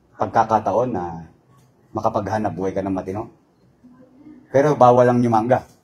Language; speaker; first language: Filipino; native; Filipino